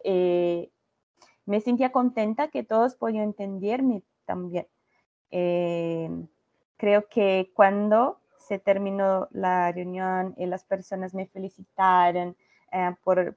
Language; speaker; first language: Spanish; non-native, learner; Portuguese